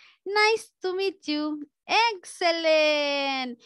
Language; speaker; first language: English; non-native, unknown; Spanish